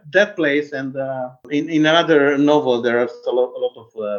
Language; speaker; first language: English; non-native, fluent; Romanian